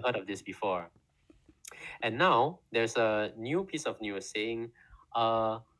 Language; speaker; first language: English; non-native, local second language; Indonesian